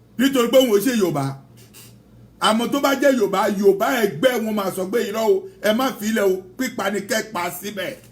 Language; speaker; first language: Yoruba; non-native, local second language; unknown